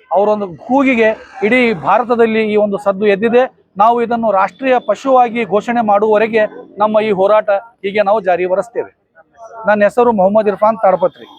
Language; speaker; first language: Kannada; non-native, local second language; Urdu